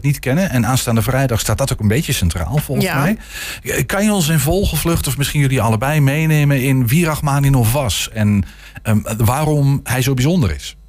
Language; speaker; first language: Dutch; native; Dutch